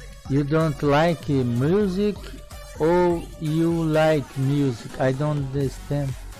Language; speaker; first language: English; non-native, learner; Portuguese